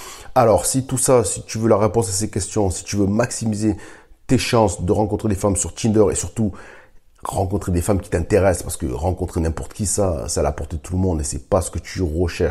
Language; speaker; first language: French; native; French